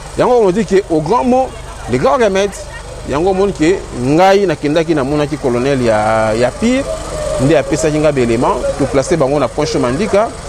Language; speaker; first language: Lingala; native; Lingala